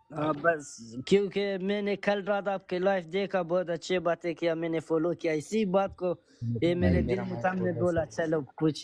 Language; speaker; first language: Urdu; non-native, learner; Persian